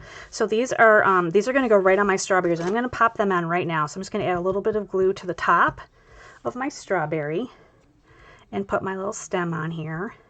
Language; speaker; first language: English; native; English